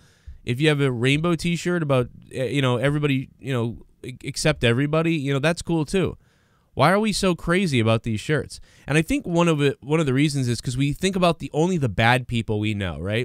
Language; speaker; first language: English; native; English